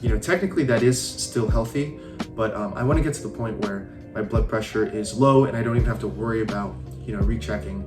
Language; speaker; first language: English; early bilingual, other home language; Chinese